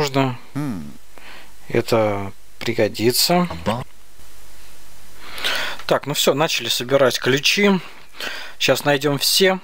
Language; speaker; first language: Russian; native; Russian